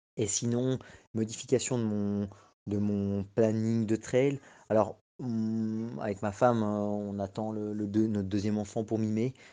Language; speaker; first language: French; native; French